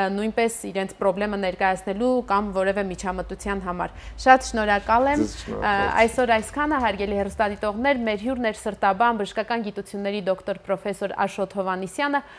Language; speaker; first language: Armenian; native; Armenian